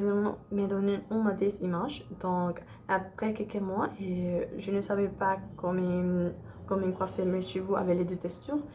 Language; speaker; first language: French; non-native, learner; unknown